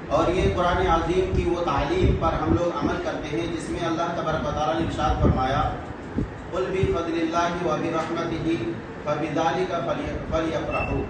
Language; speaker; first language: Urdu; native; Urdu